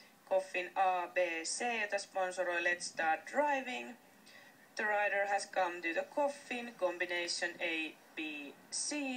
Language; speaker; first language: English; non-native, fluent; Finnish